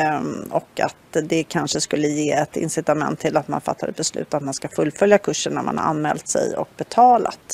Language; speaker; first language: Swedish; native; Swedish